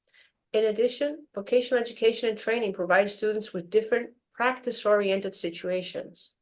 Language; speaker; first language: English; non-native, fluent; Greek